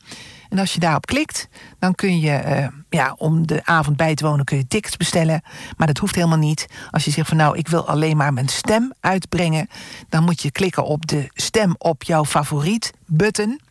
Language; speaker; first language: Dutch; native; Dutch